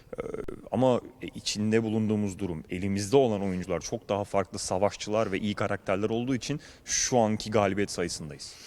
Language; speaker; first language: Turkish; native; Turkish